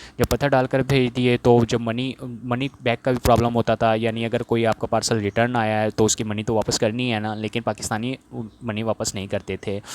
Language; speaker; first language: Urdu; non-native, local second language; Punjabi